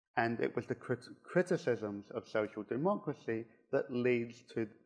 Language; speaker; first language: English; native; English